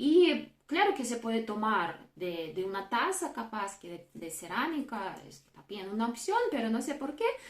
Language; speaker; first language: Spanish; non-native, fluent; Russian